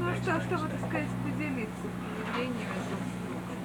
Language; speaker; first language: Russian; native; Russian